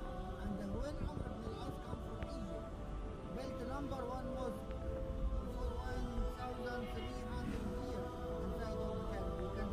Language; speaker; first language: English; non-native, learner; Arabic